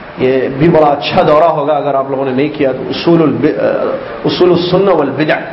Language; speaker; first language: Urdu; native; Urdu